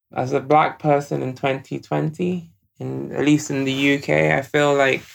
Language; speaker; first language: English; non-native, local second language; Yoruba